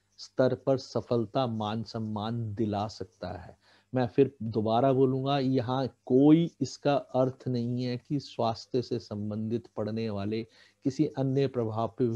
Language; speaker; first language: Hindi; native; Hindi